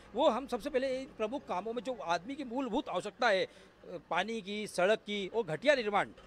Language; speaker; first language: Hindi; native; Hindi